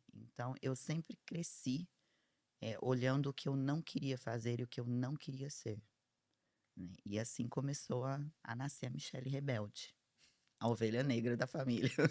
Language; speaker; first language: Portuguese; native; Portuguese